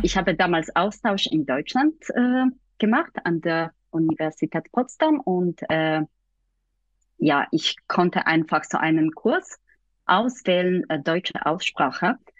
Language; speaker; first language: German; non-native, fluent; Polish